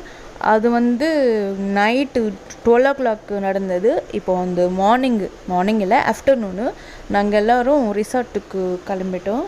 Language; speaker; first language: Tamil; non-native, local second language; Telugu